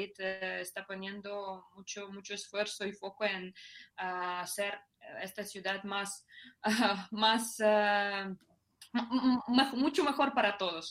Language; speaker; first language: Spanish; non-native, fluent; Russian